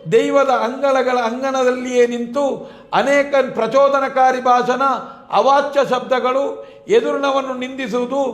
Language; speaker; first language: Kannada; non-native, local second language; Tulu